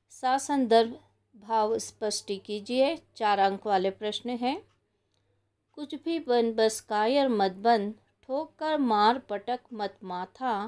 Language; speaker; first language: Hindi; non-native, local second language; Kannada